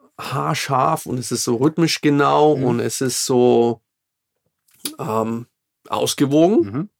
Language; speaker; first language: German; non-native, fluent; Slovak